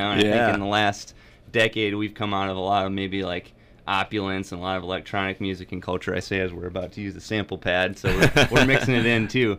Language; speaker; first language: English; native; English